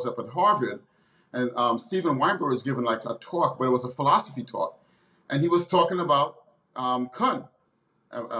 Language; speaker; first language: English; native; English